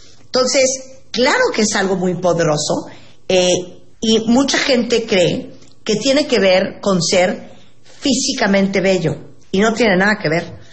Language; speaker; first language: Spanish; native; Spanish